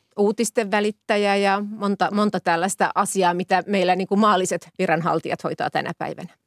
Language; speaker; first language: Finnish; native; Finnish